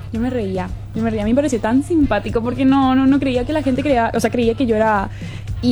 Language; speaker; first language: Spanish; non-native, fluent; German